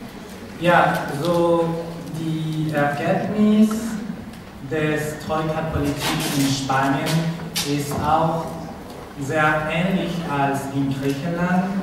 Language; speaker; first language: German; non-native, learner; Spanish